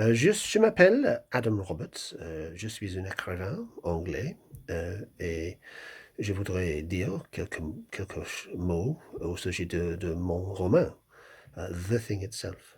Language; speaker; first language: French; non-native, fluent; English